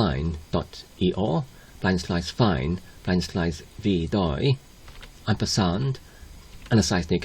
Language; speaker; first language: Welsh; non-native, learner; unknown